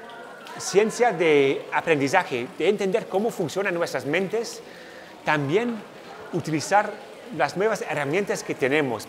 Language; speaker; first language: Spanish; non-native, fluent; English